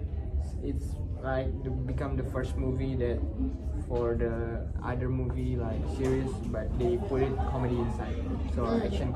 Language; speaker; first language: English; non-native, local second language; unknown